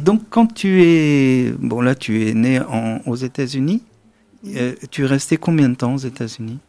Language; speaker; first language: French; native; French